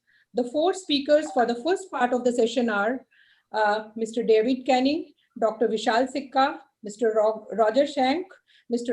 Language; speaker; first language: English; non-native, local second language; Hindi